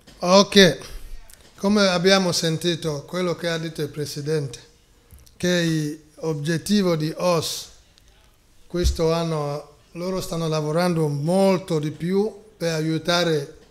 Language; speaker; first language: Italian; non-native, fluent; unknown